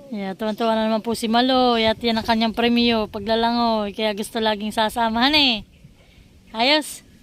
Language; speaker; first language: Filipino; native; Filipino